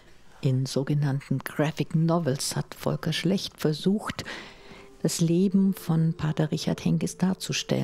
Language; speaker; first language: German; native; German